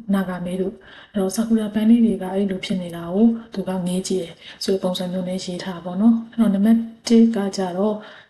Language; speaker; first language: Burmese; native; Burmese